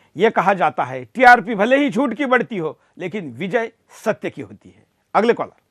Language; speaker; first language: Hindi; non-native, local second language; Marathi